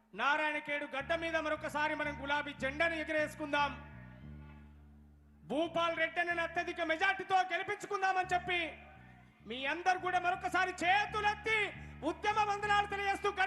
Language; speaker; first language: Telugu; native; Telugu